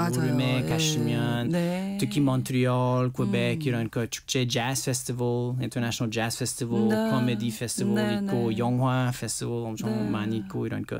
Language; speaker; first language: Korean; non-native, learner; French